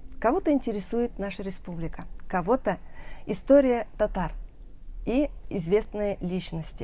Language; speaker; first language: Russian; native; Russian